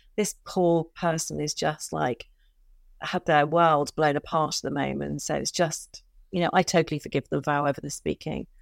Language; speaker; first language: English; native; English